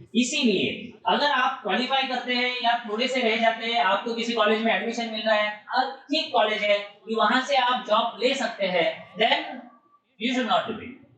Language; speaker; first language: Hindi; non-native, local second language; Marathi